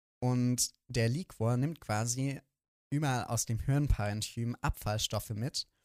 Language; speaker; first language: German; native; German